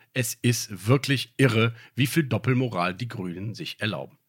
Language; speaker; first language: German; native; German